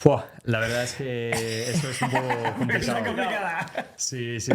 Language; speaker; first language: Spanish; non-native, fluent; French